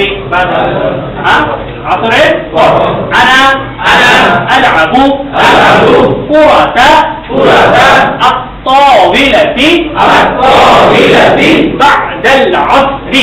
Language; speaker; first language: Arabic; non-native, fluent; Bangla